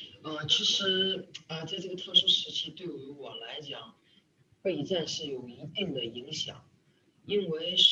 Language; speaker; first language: Chinese; native; Chinese